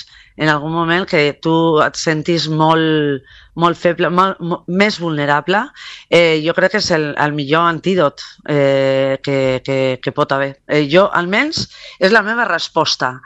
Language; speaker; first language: Catalan; non-native, local second language; Spanish